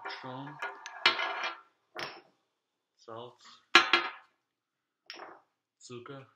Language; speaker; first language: German; non-native, learner; English